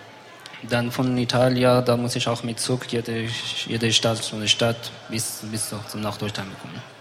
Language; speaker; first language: German; non-native, learner; Persian